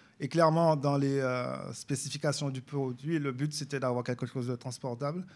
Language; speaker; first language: French; native; French